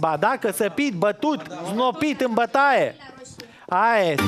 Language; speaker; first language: Romanian; native; Romanian